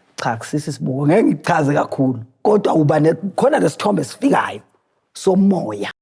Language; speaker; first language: Zulu; native; Zulu